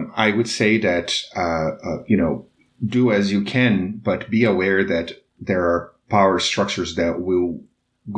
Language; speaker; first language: English; non-native, fluent; Portuguese